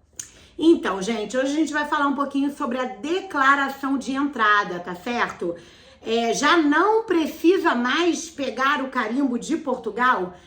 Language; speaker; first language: Portuguese; native; Portuguese